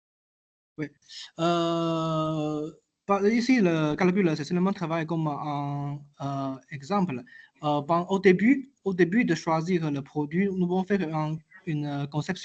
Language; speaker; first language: French; non-native, learner; Chinese